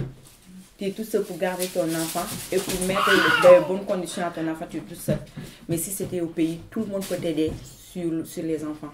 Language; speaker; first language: French; non-native, fluent; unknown